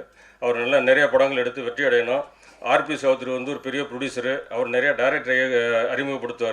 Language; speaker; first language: Tamil; native; Tamil